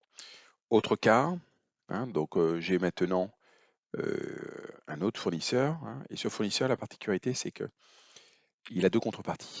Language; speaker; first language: French; native; French